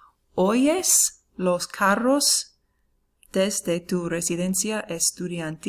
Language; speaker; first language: Spanish; non-native, fluent; English